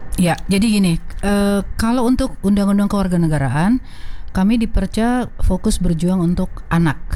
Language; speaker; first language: Indonesian; native; Indonesian